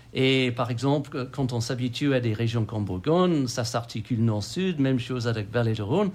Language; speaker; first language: French; non-native, fluent; English